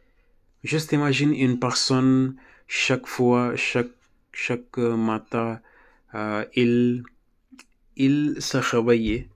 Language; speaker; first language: French; non-native, learner; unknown